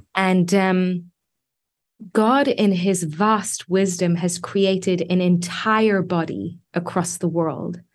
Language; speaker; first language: English; native; English